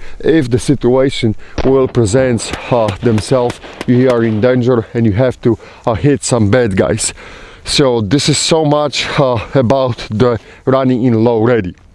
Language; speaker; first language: English; non-native, fluent; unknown